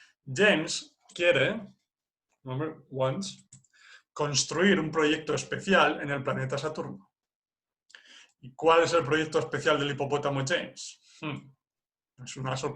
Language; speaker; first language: Spanish; non-native, fluent; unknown